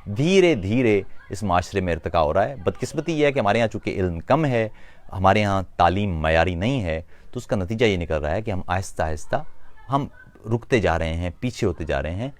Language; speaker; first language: Urdu; native; Urdu